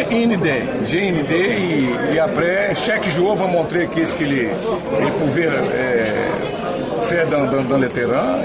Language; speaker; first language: French; non-native, learner; Portuguese